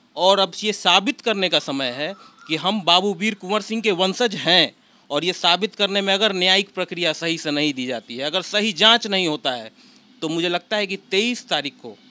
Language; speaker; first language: Hindi; native; Hindi